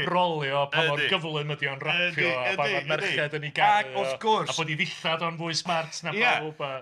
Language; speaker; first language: Welsh; native; Welsh